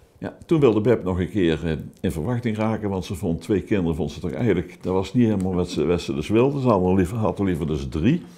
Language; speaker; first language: Dutch; native; Dutch